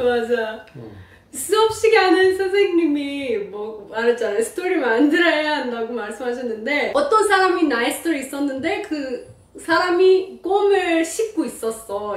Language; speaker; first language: Korean; non-native, learner; Persian